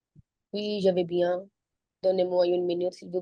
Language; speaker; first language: French; non-native, fluent; Punjabi